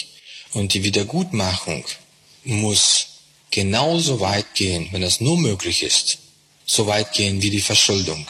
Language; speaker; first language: German; non-native, fluent; Russian